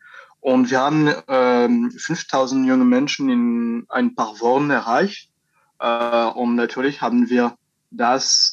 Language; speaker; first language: German; non-native, learner; French